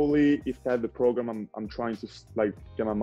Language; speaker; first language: English; non-native, fluent; Italian